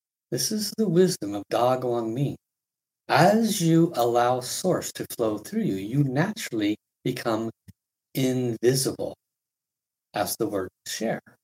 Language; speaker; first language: English; native; English